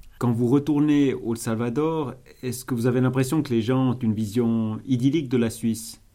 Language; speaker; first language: French; native; French